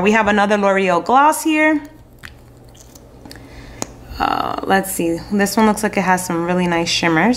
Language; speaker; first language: English; native; English